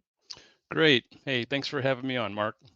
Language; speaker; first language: English; native; English